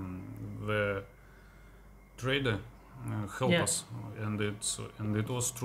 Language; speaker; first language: English; non-native, learner; Russian